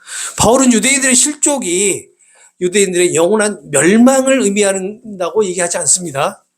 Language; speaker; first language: Korean; native; Korean